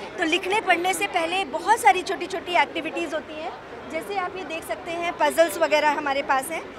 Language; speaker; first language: Hindi; native; Hindi